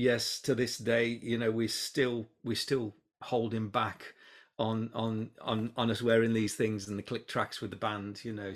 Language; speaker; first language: English; native; English